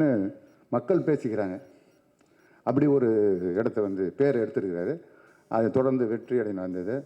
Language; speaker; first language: Tamil; native; Tamil